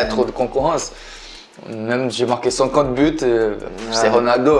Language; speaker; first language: French; non-native, learner; Portuguese